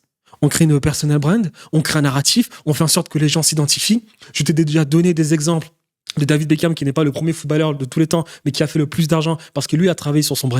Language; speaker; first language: French; native; French